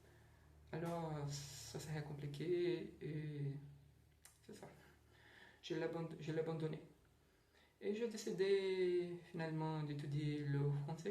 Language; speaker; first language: French; non-native, learner; Portuguese